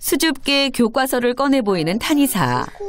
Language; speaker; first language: Korean; native; Korean